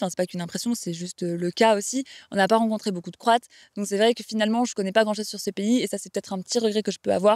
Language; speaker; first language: French; native; French